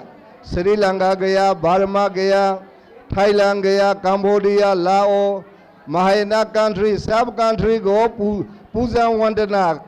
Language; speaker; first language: Hindi; non-native, learner; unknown